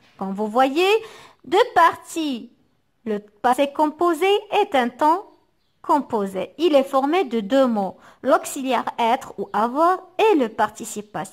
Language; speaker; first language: French; non-native, local second language; Arabic